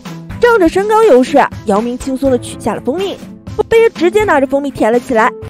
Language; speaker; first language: Chinese; native; Chinese